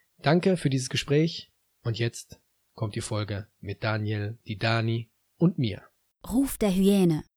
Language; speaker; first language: German; native; German